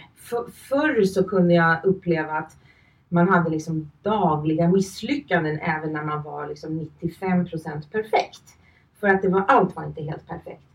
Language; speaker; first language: Swedish; early bilingual, other home language; Finnish